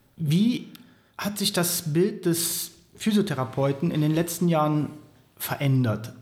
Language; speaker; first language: German; native; German